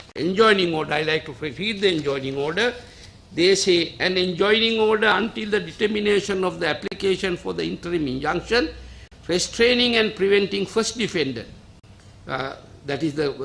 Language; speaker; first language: English; non-native, local second language; Sinhala